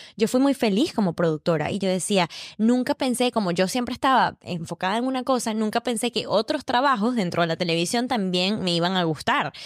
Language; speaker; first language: Spanish; native; Spanish